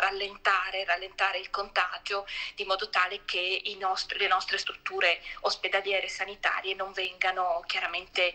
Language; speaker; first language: Italian; native; Italian